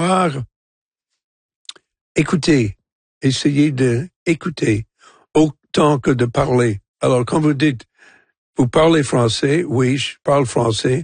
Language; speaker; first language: French; non-native, fluent; English